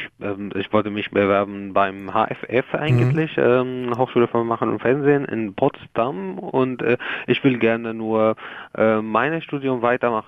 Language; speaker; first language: German; non-native, learner; Arabic